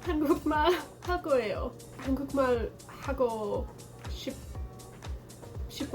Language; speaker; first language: Korean; non-native, learner; English